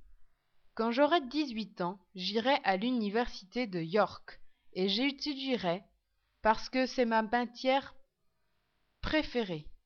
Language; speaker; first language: French; non-native, learner; English